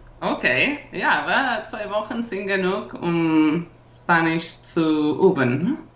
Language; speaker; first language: German; non-native, learner; Spanish